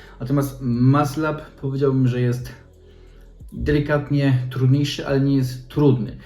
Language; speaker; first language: Polish; native; Polish